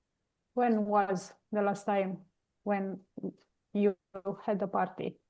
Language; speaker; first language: English; non-native, learner; Romanian